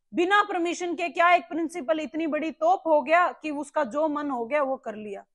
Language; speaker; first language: Hindi; native; Hindi